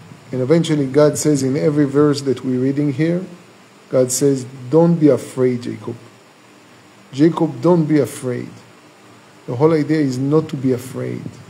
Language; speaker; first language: English; non-native, fluent; Hebrew